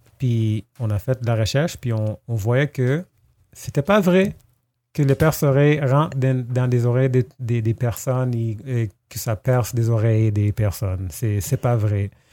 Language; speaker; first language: French; non-native, fluent; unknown